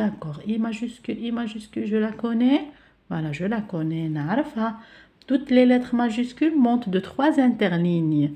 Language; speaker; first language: French; non-native, local second language; Arabic